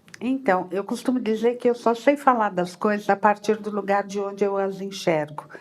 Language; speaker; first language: Portuguese; native; Portuguese